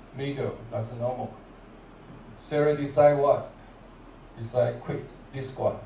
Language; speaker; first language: English; non-native, learner; Chinese